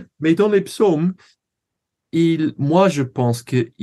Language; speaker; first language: French; non-native, learner; English